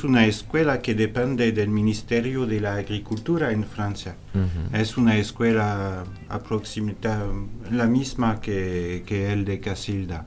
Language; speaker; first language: Spanish; non-native, learner; French